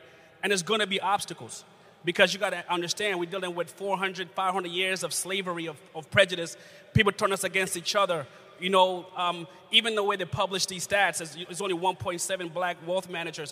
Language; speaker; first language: English; non-native, local second language; Ganda